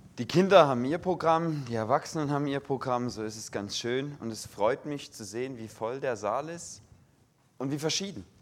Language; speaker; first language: German; native; German